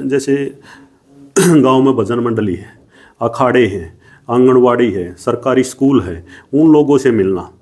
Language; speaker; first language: Hindi; native; Hindi